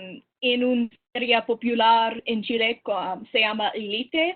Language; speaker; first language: Spanish; non-native, learner; English